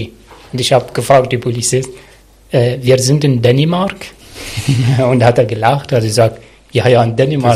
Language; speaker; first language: German; non-native, learner; Arabic